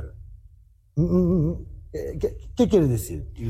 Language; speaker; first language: Spanish; non-native, learner; Japanese